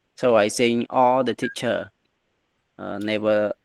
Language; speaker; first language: English; non-native, learner; Khmer